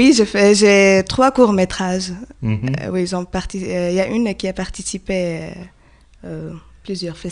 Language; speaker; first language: French; non-native, learner; Arabic